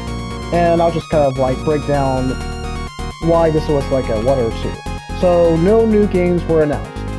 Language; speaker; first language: English; native; English